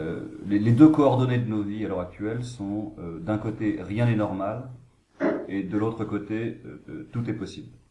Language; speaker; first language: French; native; French